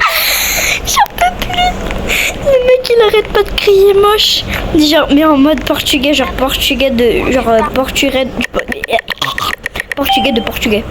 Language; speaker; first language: French; native; French